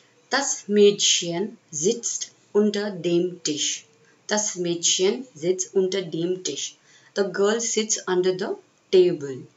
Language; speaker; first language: German; non-native, fluent; Hindi